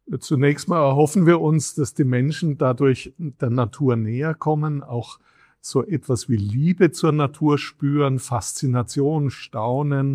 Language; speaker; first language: German; native; German